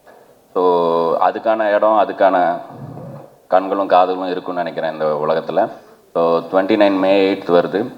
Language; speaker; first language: Tamil; native; Tamil